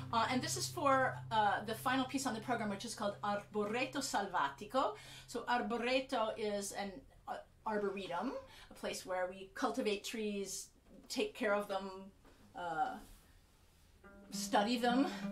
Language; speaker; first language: English; native; English